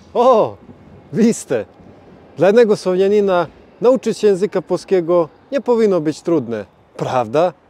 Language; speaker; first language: Polish; non-native, fluent; Serbian